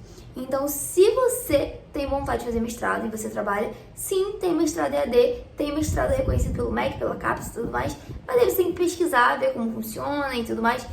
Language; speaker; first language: Portuguese; native; Portuguese